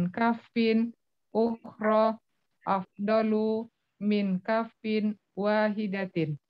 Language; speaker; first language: Arabic; non-native, learner; Indonesian